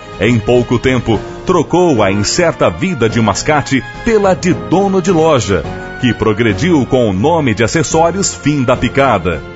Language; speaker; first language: Portuguese; native; Portuguese